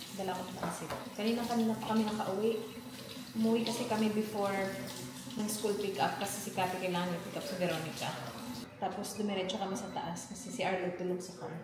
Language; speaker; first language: Filipino; non-native, local second language; Cebuano